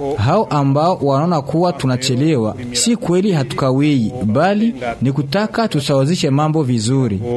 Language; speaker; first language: Swahili; non-native, local second language; Rundi